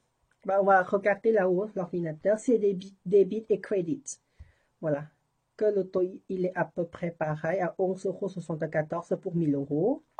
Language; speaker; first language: French; non-native, learner; Thai